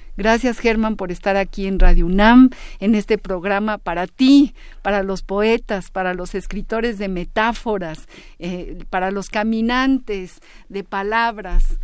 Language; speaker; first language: Spanish; native; Spanish